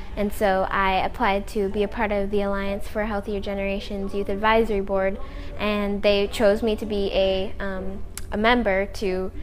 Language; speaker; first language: English; native; English